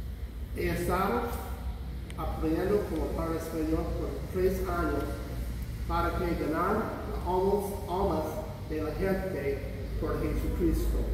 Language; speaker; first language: Spanish; non-native, learner; English